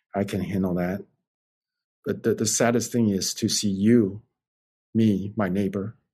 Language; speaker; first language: English; non-native, fluent; Chinese